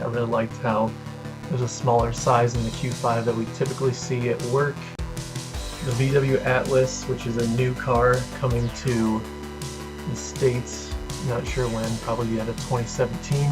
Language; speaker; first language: English; native; English